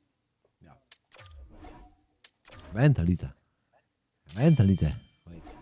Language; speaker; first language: Swedish; non-native, learner; Polish